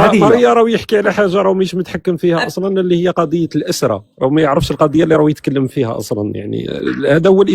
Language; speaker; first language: Arabic; native; Arabic